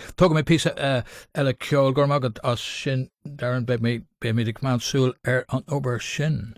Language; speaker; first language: Irish; non-native, local second language; English